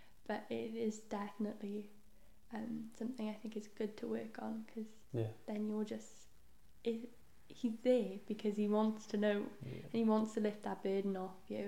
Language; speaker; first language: English; non-native, local second language; Welsh